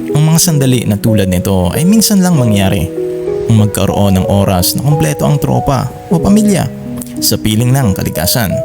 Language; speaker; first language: Filipino; non-native, local second language; Bikol